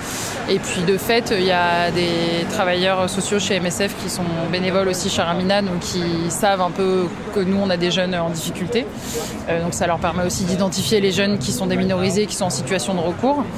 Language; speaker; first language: French; native; French